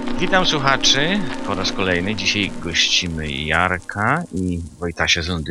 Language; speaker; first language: Polish; native; Polish